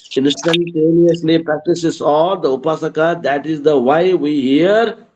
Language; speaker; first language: English; non-native, local second language; Kannada